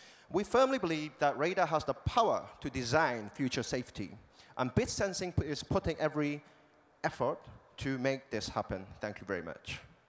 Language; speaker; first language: English; non-native, fluent; Korean